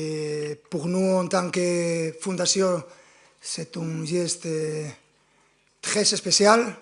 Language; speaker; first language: French; non-native, fluent; Spanish